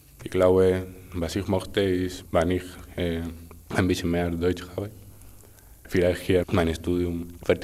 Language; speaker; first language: German; non-native, learner; Spanish